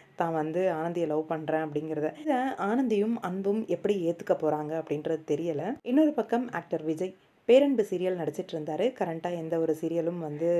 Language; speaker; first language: Tamil; native; Tamil